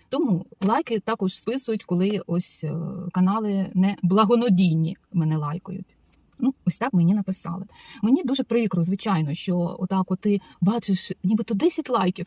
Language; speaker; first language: Ukrainian; non-native, local second language; Russian